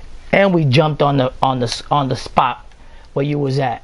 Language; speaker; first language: English; early bilingual, other home language; Spanish